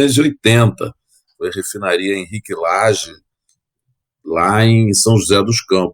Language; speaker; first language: Portuguese; native; Portuguese